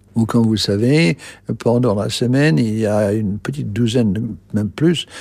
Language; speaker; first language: French; non-native, fluent; English